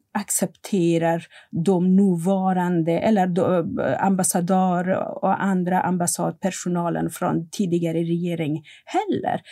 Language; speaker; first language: Swedish; non-native, fluent; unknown